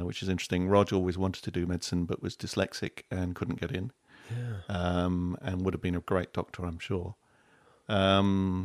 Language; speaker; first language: English; native; English